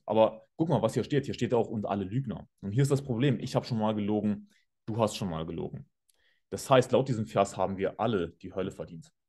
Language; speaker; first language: German; native; German